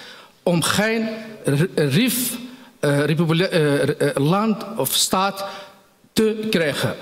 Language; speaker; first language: Dutch; non-native, fluent; Riffian